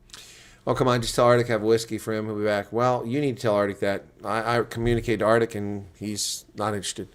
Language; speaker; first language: English; native; English